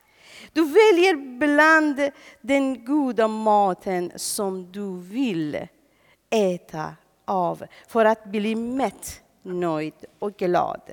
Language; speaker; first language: Swedish; non-native, fluent; Persian